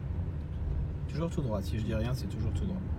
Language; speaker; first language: French; native; French